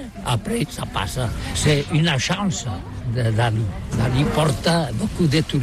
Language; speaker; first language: French; non-native, learner; Catalan